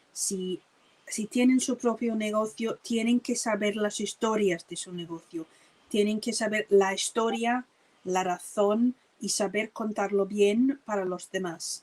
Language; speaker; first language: Spanish; non-native, fluent; English